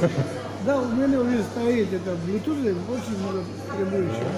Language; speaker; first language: Russian; non-native, fluent; Georgian